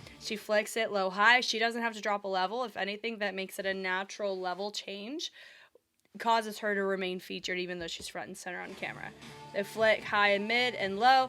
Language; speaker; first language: English; native; English